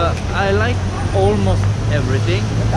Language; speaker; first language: English; non-native, fluent; Italian